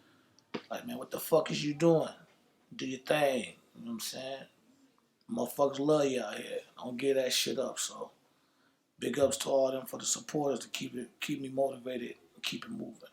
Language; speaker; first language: English; native; English